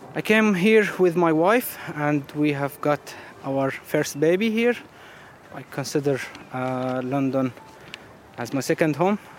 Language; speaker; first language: English; non-native, fluent; Arabic